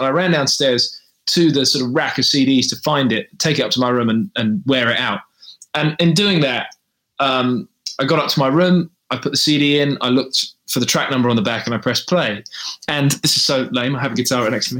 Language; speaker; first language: English; native; English